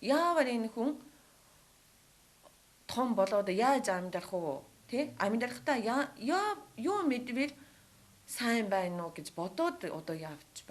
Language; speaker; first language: Mongolian; non-native, learner; Japanese